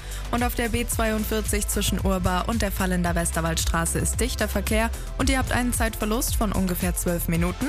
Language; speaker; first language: German; native; German